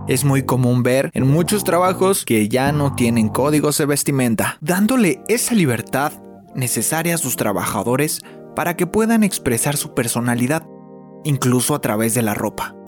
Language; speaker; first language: Spanish; native; Spanish